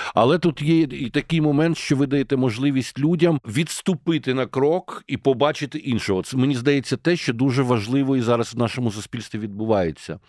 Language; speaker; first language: Ukrainian; native; Ukrainian